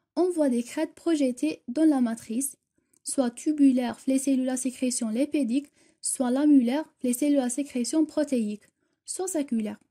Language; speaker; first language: French; non-native, local second language; Arabic